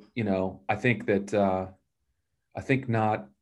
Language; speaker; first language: English; native; English